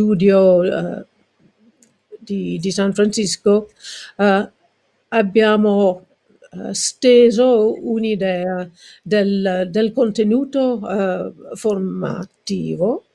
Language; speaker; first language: Italian; non-native, learner; English